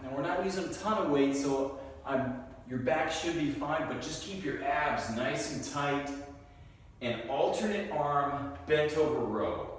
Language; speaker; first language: English; native; English